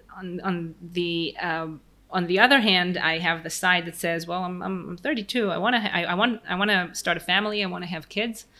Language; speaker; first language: English; non-native, fluent; Hebrew